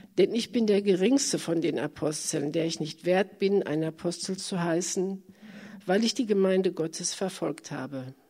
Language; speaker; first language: German; native; German